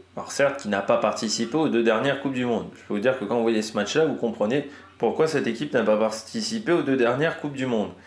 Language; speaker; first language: French; native; French